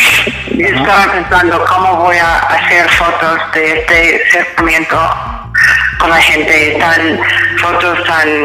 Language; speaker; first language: Spanish; non-native, fluent; English